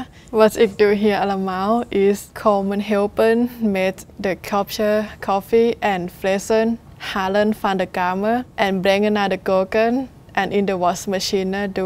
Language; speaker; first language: Dutch; non-native, learner; Thai